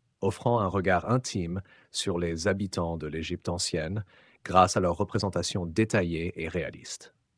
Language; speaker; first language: French; non-native, fluent; Arabic